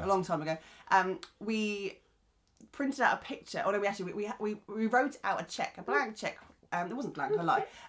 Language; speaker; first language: English; native; English